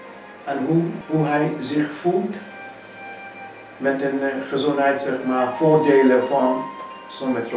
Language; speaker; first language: Dutch; non-native, fluent; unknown